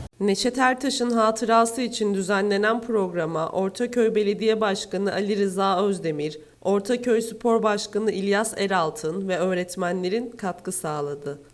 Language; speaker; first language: Turkish; native; Turkish